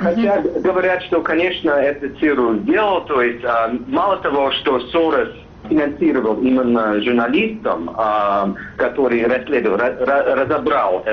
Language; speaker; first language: Russian; non-native, fluent; English